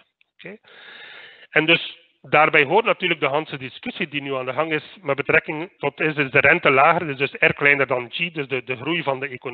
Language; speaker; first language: Dutch; native; Dutch